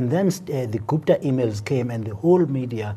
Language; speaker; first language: English; non-native, local second language; Xhosa